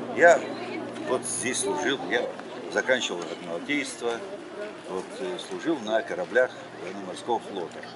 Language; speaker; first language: Russian; native; Russian